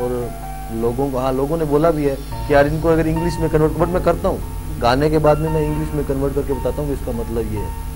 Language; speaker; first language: Hindi; native; Hindi